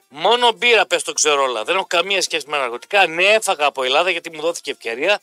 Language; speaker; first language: Greek; native; Greek